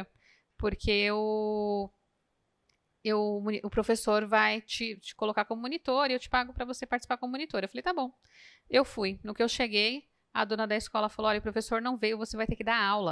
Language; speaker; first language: Portuguese; native; Portuguese